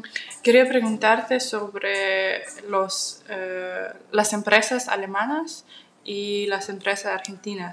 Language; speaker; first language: Spanish; non-native, fluent; Russian